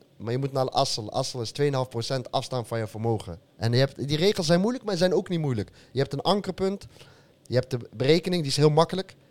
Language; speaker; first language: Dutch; early bilingual, other home language; Arabic